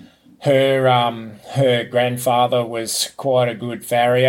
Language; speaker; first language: English; native; English